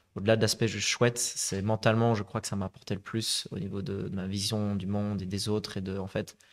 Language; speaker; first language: French; native; French